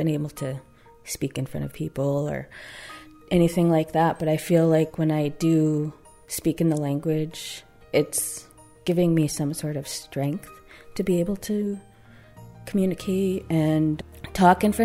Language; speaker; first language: English; native; English